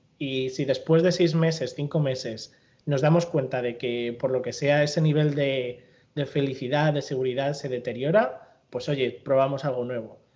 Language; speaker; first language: Spanish; native; Spanish